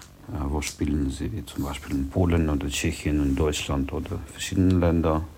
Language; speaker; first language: German; non-native, learner; Ukrainian